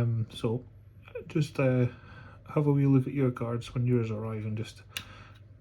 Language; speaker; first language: English; native; English